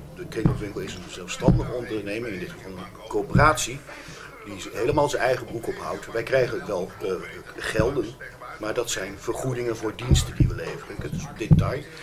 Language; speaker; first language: Dutch; native; Dutch